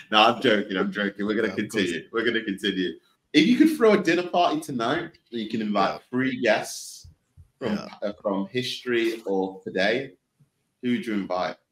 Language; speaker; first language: English; native; English